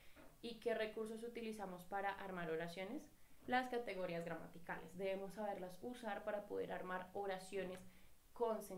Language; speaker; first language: Spanish; native; Spanish